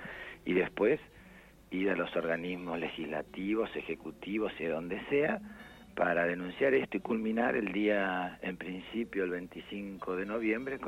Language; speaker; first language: Spanish; native; Spanish